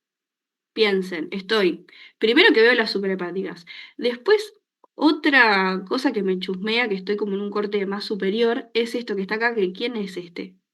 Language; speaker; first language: Spanish; native; Spanish